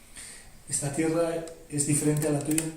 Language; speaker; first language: Spanish; native; Spanish